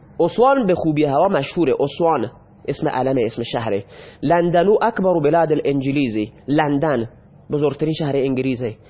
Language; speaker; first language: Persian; non-native, local second language; Baluchi